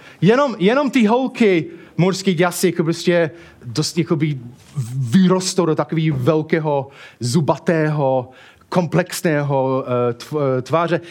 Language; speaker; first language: Czech; non-native, fluent; English